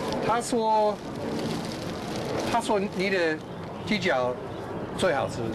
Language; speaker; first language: Chinese; non-native, learner; English